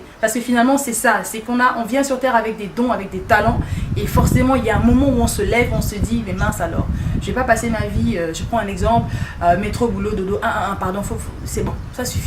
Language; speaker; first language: French; native; French